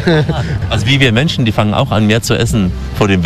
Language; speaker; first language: German; native; German